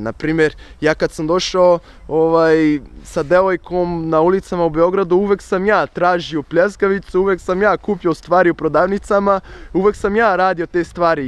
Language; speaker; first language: Serbian; non-native, fluent; Portuguese